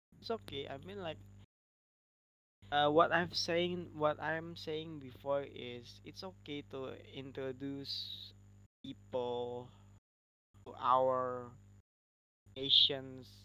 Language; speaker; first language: English; non-native, learner; Indonesian